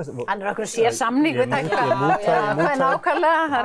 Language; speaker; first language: Icelandic; native; Icelandic